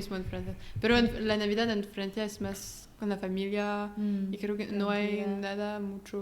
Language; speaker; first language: Spanish; non-native, learner; French